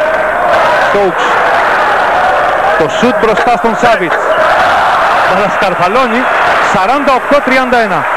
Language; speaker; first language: Greek; native; Greek